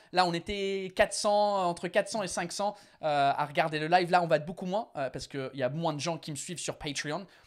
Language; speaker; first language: French; non-native, fluent; English